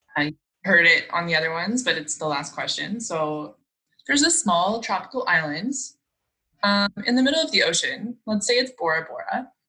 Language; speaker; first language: English; native; English